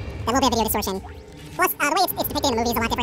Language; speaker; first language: English; native; English